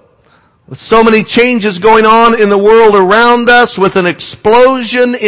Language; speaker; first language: English; native; English